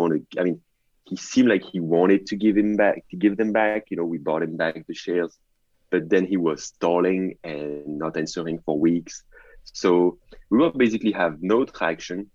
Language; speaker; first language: English; non-native, fluent; French